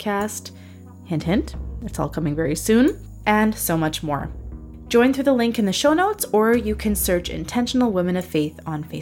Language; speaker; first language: English; native; English